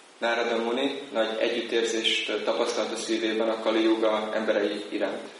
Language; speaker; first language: Hungarian; native; Hungarian